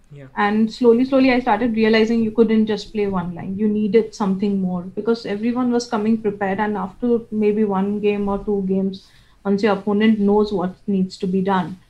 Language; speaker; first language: English; non-native, local second language; Bangla